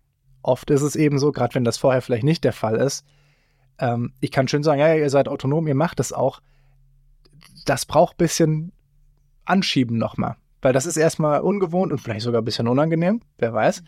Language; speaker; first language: German; native; German